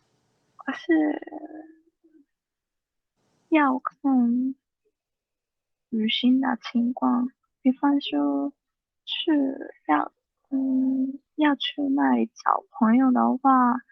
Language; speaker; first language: Chinese; non-native, learner; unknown